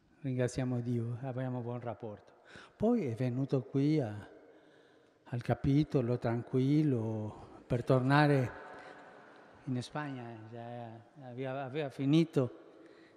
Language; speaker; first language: Italian; early bilingual, heritage; Spanish